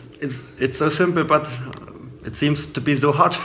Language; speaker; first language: English; non-native, learner; German